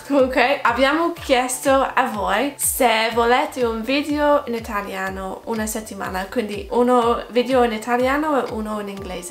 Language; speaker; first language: Italian; non-native, fluent; English